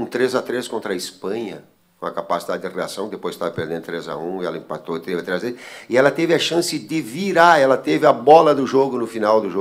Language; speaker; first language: Portuguese; native; Portuguese